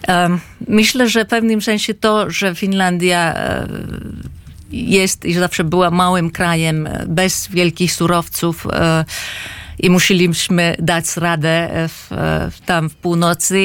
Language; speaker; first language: Polish; non-native, fluent; Finnish